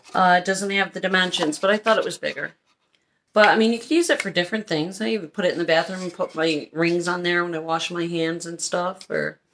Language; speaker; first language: English; native; English